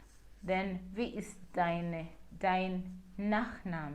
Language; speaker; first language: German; non-native, learner; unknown